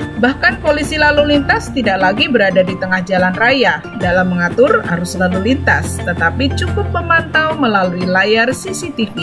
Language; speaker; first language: Indonesian; native; Indonesian